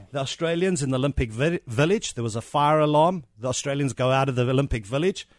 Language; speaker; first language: English; native; English